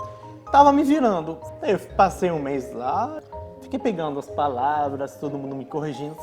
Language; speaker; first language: Portuguese; non-native, fluent; Arabic